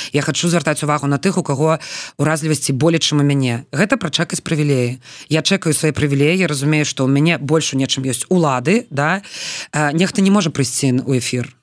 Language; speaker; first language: Belarusian; non-native, local second language; Russian